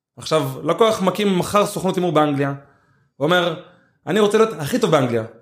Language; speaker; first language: Hebrew; native; Hebrew